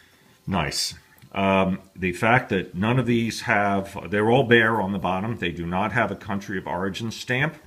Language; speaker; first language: English; native; English